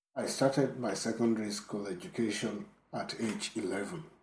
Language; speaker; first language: English; non-native, local second language; Yoruba